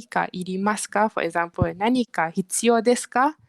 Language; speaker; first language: Japanese; non-native, learner; Malay